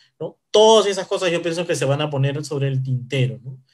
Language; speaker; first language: Spanish; native; Spanish